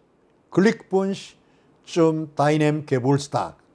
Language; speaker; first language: German; non-native, fluent; Korean